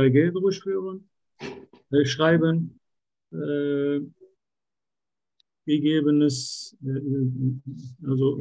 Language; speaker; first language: German; non-native, learner; Turkish